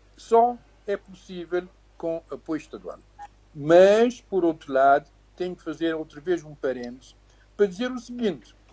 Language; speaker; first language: Portuguese; native; Portuguese